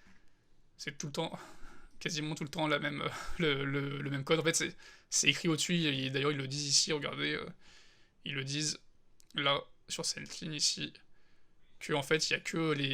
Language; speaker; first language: French; native; French